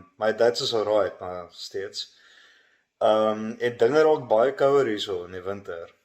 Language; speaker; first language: Afrikaans; native; Afrikaans